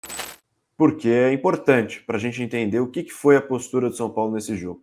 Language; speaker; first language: Portuguese; native; Portuguese